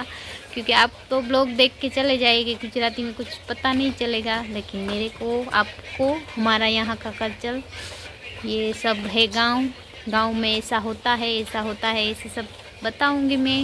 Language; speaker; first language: Hindi; non-native, local second language; Gujarati